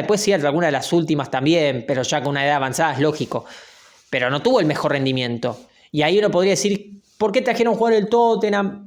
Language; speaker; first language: Spanish; native; Spanish